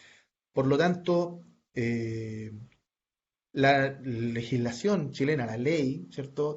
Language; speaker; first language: Spanish; native; Spanish